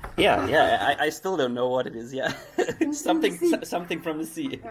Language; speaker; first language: English; non-native, fluent; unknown